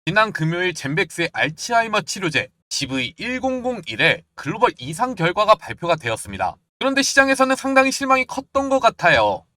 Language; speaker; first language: Korean; native; Korean